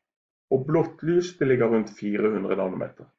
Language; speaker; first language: Norwegian; native; Norwegian